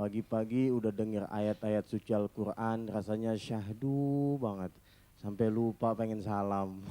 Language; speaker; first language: Indonesian; native; Indonesian